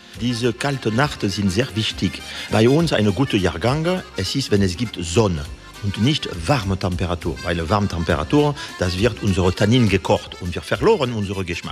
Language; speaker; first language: German; non-native, learner; French